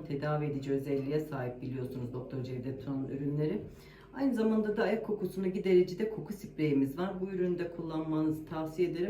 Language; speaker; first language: Turkish; native; Turkish